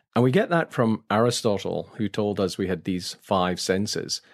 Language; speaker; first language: English; native; English